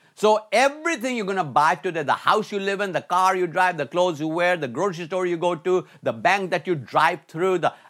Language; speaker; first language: English; non-native, local second language; Hindi